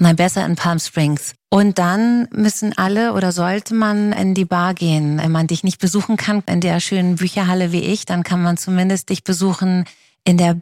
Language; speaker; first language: German; native; German